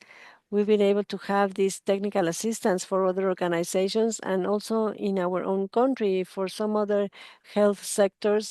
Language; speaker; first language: English; non-native, fluent; Spanish